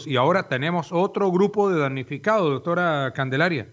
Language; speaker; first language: Spanish; native; Spanish